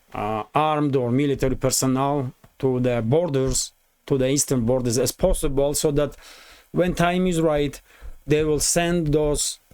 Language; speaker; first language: English; non-native, fluent; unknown